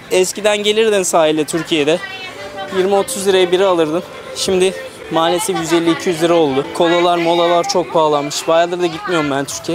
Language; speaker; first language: Turkish; native; Turkish